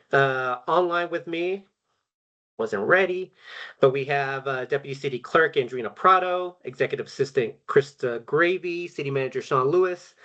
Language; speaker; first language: English; native; English